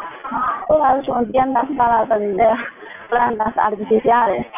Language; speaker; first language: Spanish; non-native, learner; Chinese